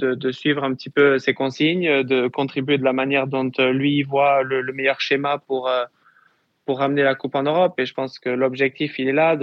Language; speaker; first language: French; native; French